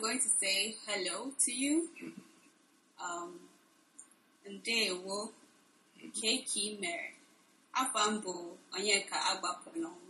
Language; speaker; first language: English; non-native, local second language; Igbo